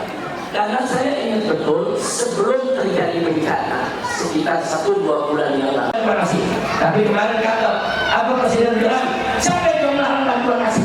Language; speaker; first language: Indonesian; native; Indonesian